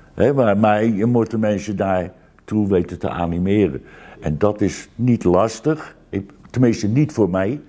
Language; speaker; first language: Dutch; native; Dutch